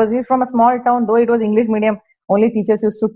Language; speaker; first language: English; non-native, local second language; Kannada